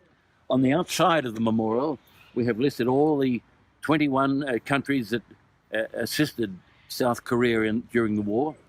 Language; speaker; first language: English; native; English